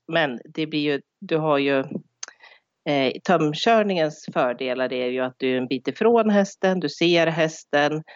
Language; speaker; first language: Swedish; native; Swedish